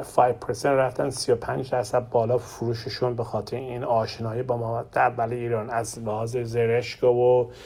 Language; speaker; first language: Persian; non-native, learner; Turkish